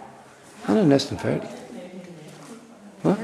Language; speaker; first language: Danish; non-native, learner; English